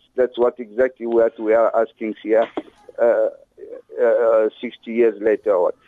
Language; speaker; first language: English; non-native, fluent; Arabic